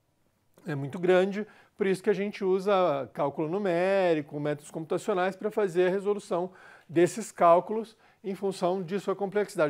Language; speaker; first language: Portuguese; native; Portuguese